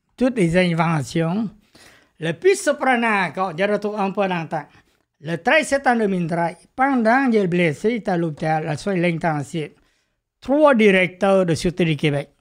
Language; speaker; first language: French; non-native, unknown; Vietnamese